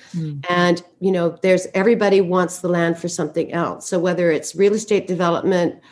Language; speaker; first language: English; native; English